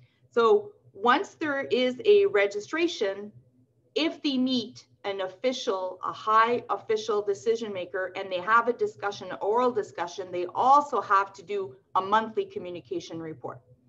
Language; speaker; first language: English; non-native, local second language; French